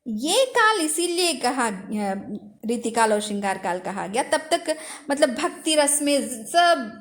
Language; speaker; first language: Hindi; non-native, local second language; Telugu